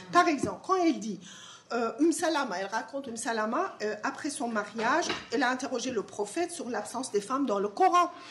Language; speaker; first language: French; non-native, fluent; Persian